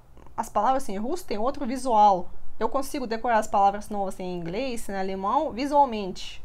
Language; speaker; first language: Portuguese; non-native, fluent; Russian